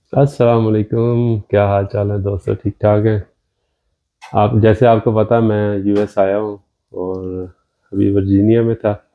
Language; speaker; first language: Urdu; non-native, local second language; Punjabi